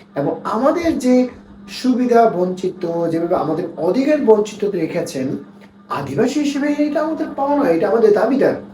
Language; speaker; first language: Bangla; non-native, local second language; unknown